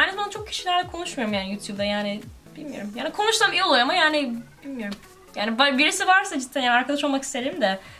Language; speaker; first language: Turkish; early bilingual, heritage; Turkish